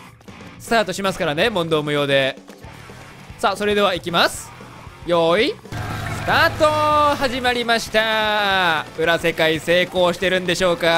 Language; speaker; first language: Japanese; native; Japanese